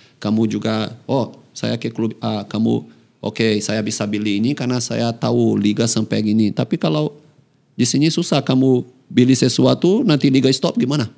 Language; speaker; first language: Indonesian; non-native, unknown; Portuguese